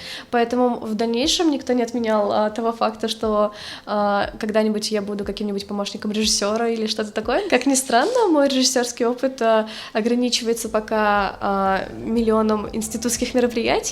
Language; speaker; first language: Russian; native; Russian